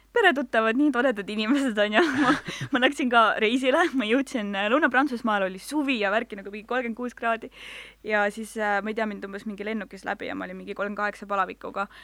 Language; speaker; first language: Estonian; non-native, local second language; Russian